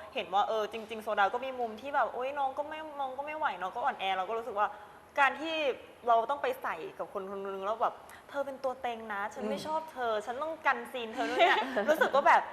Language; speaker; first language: Thai; native; Thai